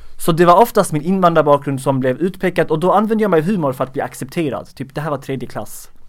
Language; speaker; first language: Swedish; early bilingual, other home language; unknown